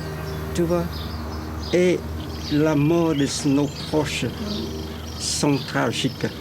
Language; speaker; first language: French; non-native, fluent; Khmer